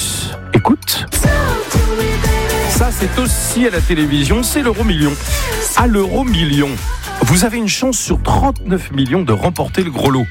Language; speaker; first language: French; native; French